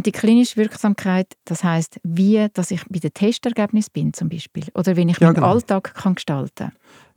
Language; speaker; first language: German; native; German